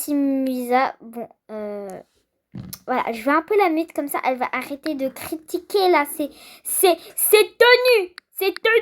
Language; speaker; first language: French; native; French